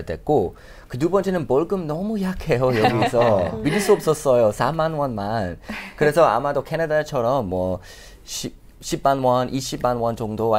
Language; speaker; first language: Korean; non-native, fluent; English